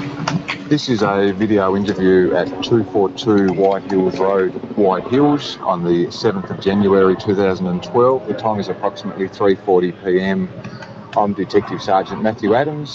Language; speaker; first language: English; native; English